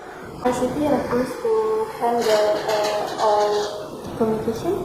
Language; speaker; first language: English; non-native, learner; Indonesian